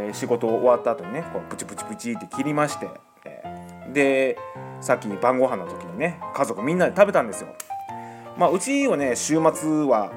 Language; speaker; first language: Japanese; native; Japanese